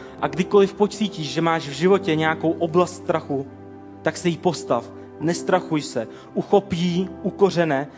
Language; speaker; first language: Czech; native; Czech